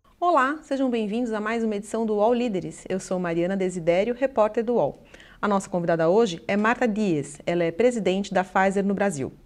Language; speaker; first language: Portuguese; native; Portuguese